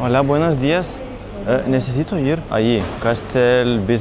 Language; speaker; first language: Spanish; non-native, learner; Lithuanian